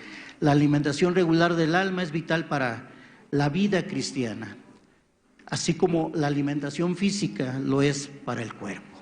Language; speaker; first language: Spanish; native; Spanish